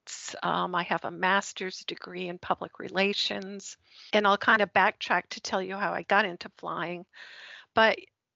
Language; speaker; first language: English; native; English